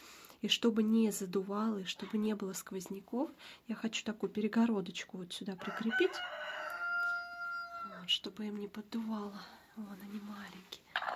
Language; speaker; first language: Russian; native; Russian